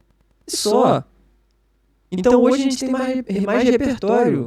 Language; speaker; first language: Portuguese; native; Portuguese